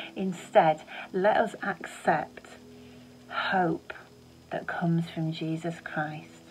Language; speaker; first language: English; native; English